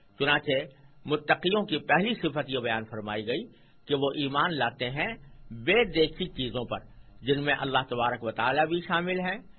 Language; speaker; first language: Urdu; native; Urdu